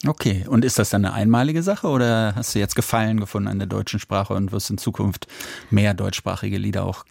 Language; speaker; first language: German; native; German